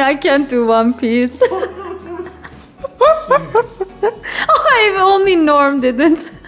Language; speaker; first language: English; non-native, fluent; Turkish